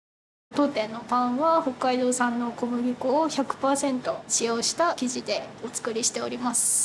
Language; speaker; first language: Japanese; native; Japanese